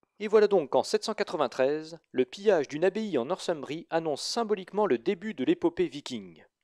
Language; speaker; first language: French; native; French